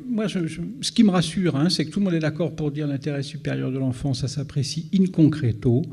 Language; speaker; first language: French; native; French